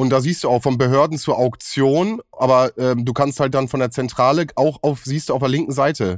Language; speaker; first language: German; native; German